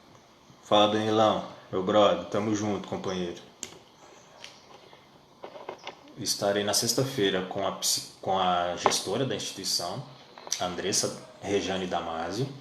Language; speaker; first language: Portuguese; native; Portuguese